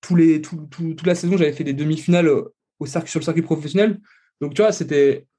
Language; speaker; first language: French; native; French